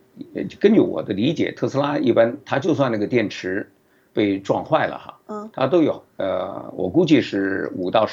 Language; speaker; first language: Chinese; native; Chinese